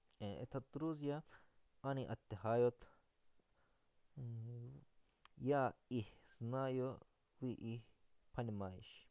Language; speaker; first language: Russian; non-native, learner; Turkish